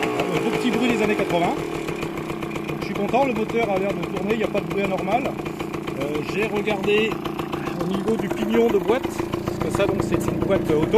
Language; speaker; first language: French; native; French